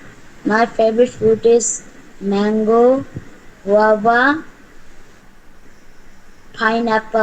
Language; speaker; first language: English; non-native, learner; Bangla